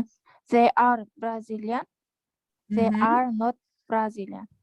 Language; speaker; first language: English; non-native, learner; Kyrgyz